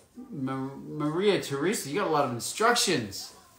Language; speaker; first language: English; native; English